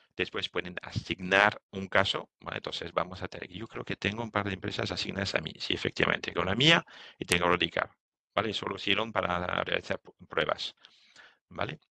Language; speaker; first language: Spanish; non-native, fluent; French